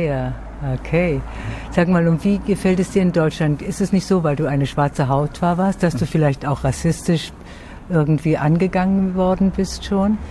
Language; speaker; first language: German; native; German